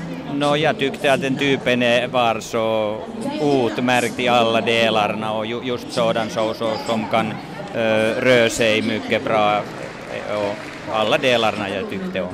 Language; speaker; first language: Swedish; non-native, fluent; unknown